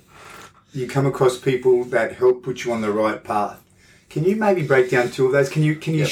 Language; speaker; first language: English; native; English